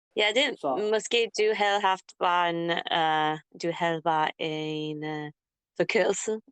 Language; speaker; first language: Danish; non-native, learner; English